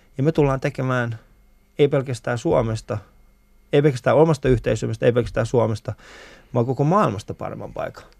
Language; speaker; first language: Finnish; early bilingual, other home language; Persian